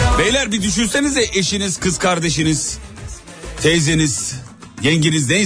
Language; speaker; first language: Turkish; native; Turkish